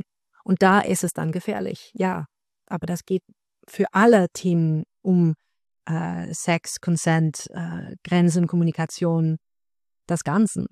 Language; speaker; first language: German; non-native, fluent; Dutch